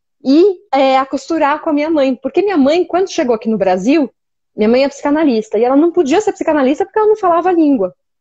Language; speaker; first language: Portuguese; native; Portuguese